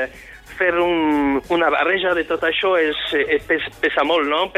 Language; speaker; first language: Catalan; non-native, fluent; French